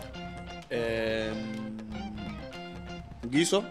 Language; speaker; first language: Portuguese; non-native, learner; Spanish